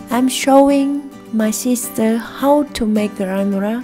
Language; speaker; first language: English; non-native, learner; Vietnamese